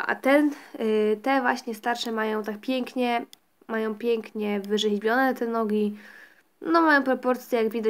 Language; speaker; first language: Polish; native; Polish